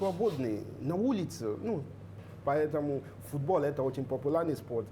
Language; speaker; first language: Russian; non-native, learner; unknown